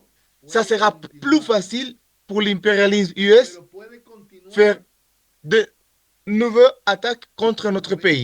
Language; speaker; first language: French; non-native, learner; Spanish